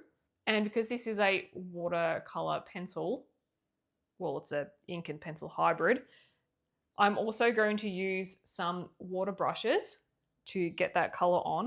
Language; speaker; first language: English; native; English